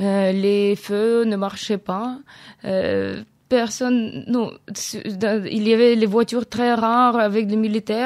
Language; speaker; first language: French; non-native, fluent; Ukrainian